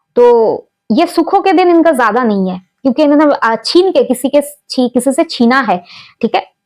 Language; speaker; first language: Hindi; non-native, local second language; Bangla